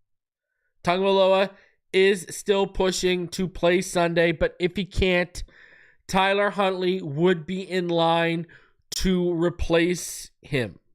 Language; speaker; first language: English; native; English